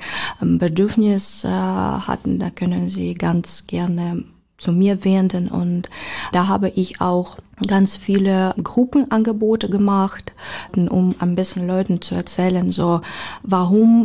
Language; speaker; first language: German; non-native, learner; Ukrainian